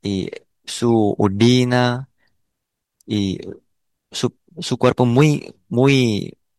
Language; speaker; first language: Spanish; non-native, learner; Korean